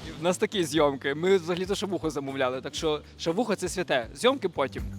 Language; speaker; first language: Ukrainian; native; Ukrainian